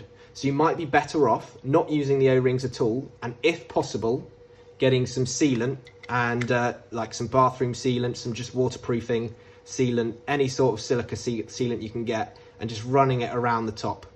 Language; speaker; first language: English; native; English